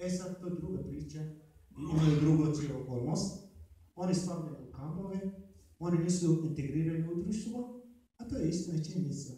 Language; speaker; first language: Bosnian; non-native, fluent; Arabic